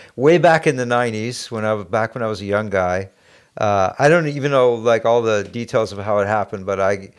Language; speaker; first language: English; native; English